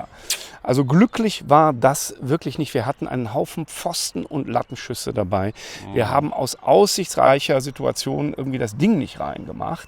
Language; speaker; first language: German; native; German